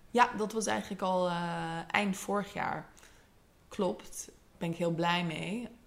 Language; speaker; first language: Dutch; early bilingual, other home language; English